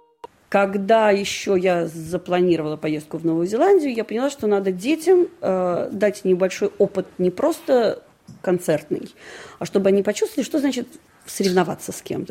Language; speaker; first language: Russian; native; Russian